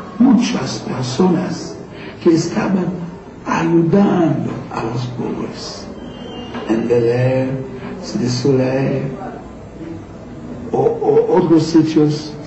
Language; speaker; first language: Spanish; non-native, learner; Haitian Creole